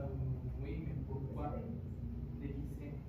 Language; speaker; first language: French; non-native, fluent; Spanish